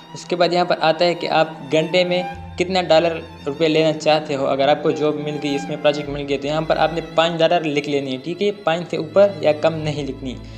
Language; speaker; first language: Urdu; non-native, local second language; Punjabi